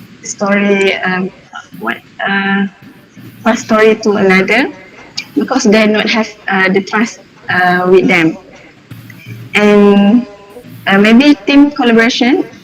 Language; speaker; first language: English; non-native, learner; Malay